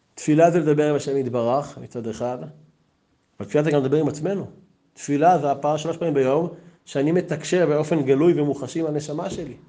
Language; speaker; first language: Hebrew; native; Hebrew